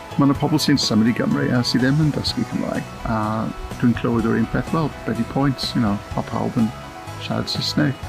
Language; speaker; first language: Welsh; non-native, local second language; English